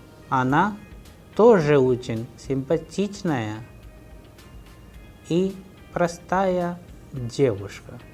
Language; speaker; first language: Russian; non-native, fluent; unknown